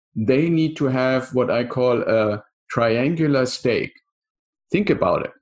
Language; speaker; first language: English; non-native, fluent; German